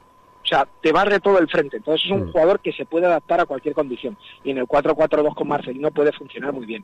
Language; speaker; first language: Spanish; native; Spanish